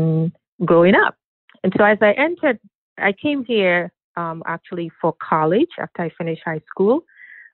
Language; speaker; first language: English; non-native, local second language; Akan